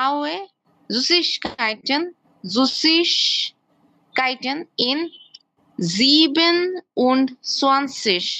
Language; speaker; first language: German; non-native, learner; Bangla